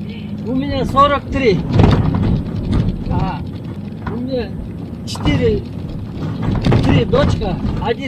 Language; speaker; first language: Russian; non-native, local second language; Kyrgyz